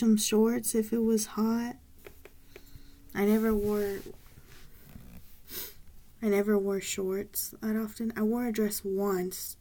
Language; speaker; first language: English; native; English